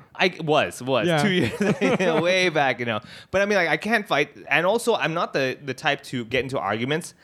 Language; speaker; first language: English; early bilingual, other home language; Arabic